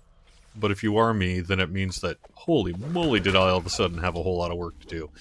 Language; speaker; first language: English; native; English